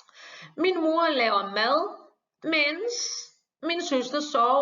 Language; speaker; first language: Danish; non-native, fluent; Portuguese